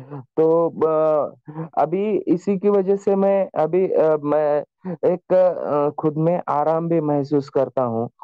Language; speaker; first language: Hindi; non-native, local second language; Marathi